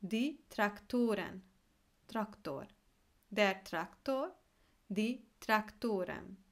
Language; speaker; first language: German; non-native, fluent; Hungarian